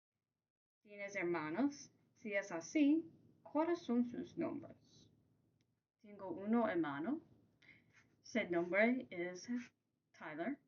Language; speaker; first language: Spanish; non-native, learner; English